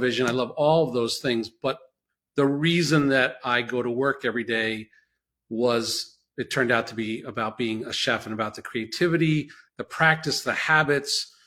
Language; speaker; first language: English; native; English